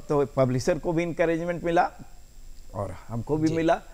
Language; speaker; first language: Hindi; native; Hindi